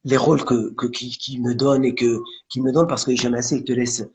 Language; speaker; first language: French; non-native, local second language; Arabic